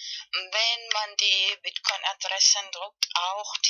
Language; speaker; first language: German; non-native, fluent; Spanish